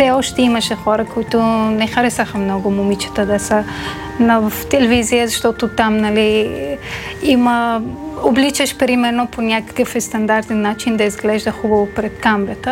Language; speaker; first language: Bulgarian; non-native, learner; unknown